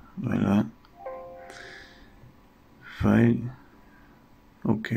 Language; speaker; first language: French; non-native, fluent; Russian